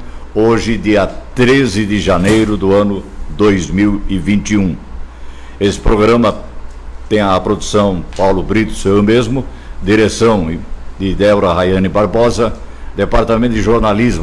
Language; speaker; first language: Portuguese; native; Portuguese